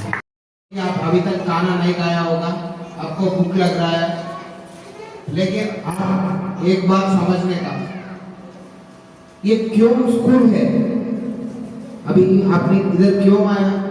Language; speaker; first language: Hindi; non-native, local second language; Telugu